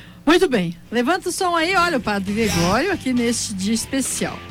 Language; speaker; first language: Portuguese; native; Portuguese